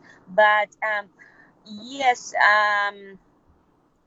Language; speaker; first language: English; non-native, fluent; Russian